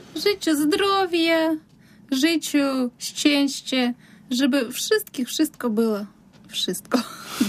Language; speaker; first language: Polish; non-native, learner; Russian